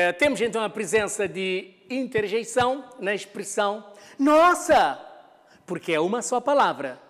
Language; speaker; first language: Portuguese; non-native, local second language; Kabuverdianu